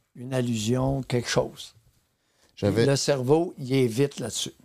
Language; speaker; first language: French; native; French